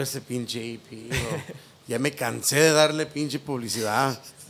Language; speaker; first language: Spanish; early bilingual, heritage; Spanish